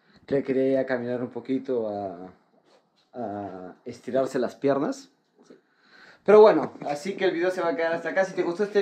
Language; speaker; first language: Spanish; native; Spanish